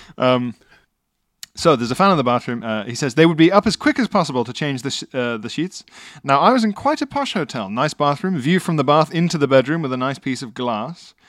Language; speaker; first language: English; native; English